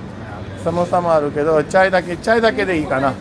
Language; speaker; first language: Japanese; non-native, fluent; Urdu